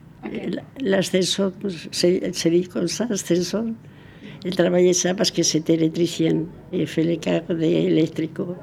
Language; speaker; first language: French; non-native, learner; Spanish